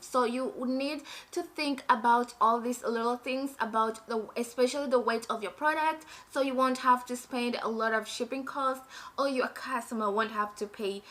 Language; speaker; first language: English; non-native, fluent; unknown